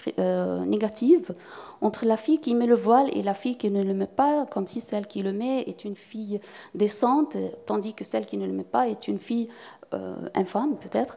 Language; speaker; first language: French; non-native, fluent; Arabic